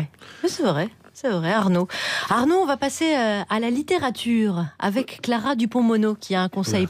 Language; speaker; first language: French; native; French